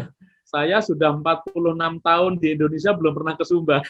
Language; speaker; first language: Indonesian; native; Indonesian